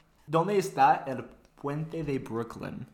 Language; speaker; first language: Spanish; non-native, fluent; English